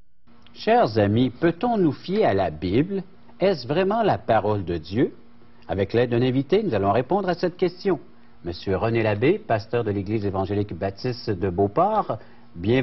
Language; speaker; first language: French; native; French